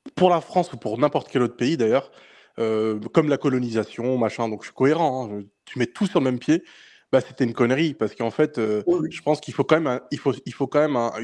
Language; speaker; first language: French; native; French